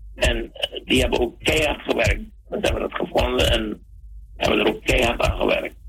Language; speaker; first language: Dutch; native; Dutch